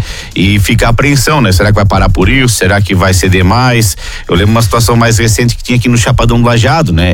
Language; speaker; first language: Portuguese; native; Portuguese